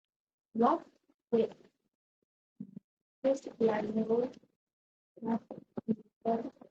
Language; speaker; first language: English; non-native, learner; Vietnamese